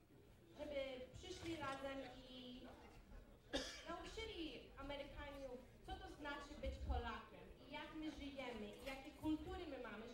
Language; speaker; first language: Polish; early bilingual, heritage; Polish